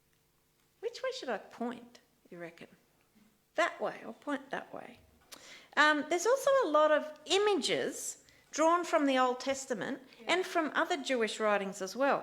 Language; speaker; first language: English; native; English